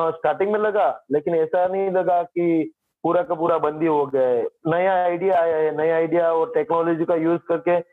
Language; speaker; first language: Hindi; non-native, local second language; Gujarati